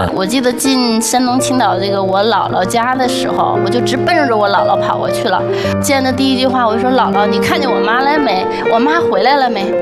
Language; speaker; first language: Chinese; native; Chinese